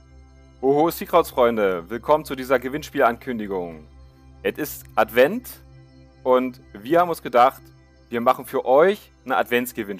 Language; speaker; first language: German; native; German